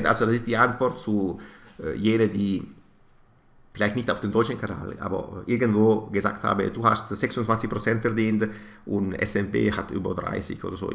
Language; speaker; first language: German; non-native, fluent; Italian